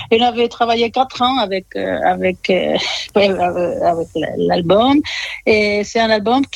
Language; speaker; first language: French; non-native, fluent; Spanish